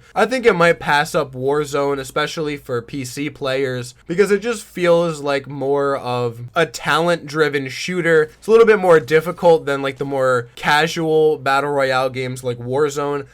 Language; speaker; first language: English; native; English